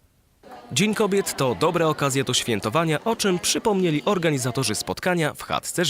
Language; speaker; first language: Polish; native; Polish